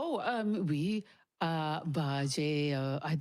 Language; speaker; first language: French; non-native, learner; English